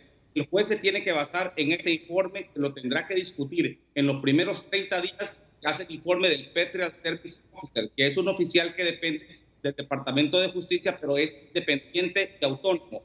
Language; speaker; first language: Spanish; native; Spanish